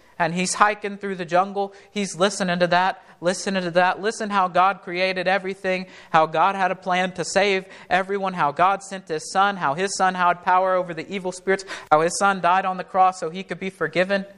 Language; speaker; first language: English; native; English